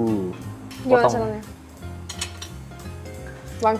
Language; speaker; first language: Indonesian; non-native, fluent; Turkish